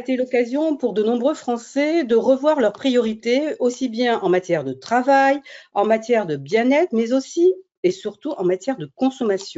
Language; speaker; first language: French; native; French